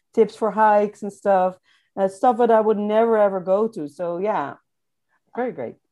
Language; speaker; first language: English; non-native, fluent; Dutch